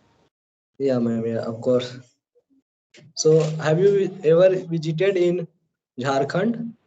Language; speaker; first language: English; non-native, learner; Hindi